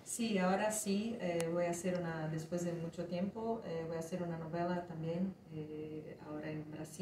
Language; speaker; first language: Spanish; non-native, fluent; Portuguese